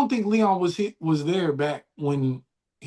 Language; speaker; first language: English; native; English